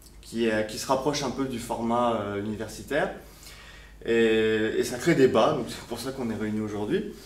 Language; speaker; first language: French; native; French